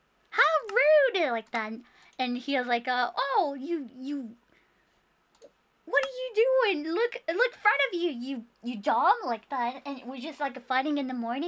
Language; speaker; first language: English; non-native, fluent; Japanese